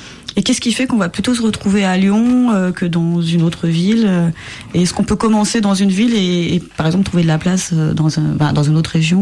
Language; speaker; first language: French; native; French